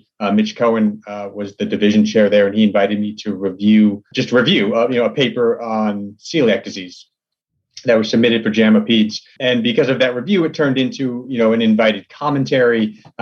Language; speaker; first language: English; native; English